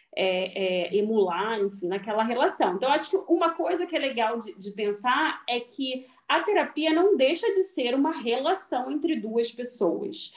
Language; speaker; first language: Portuguese; native; Portuguese